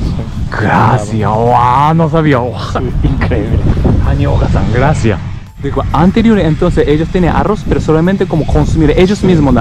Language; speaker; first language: Spanish; non-native, learner; Japanese